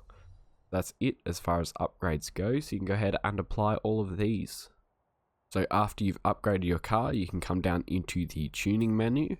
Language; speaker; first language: English; native; English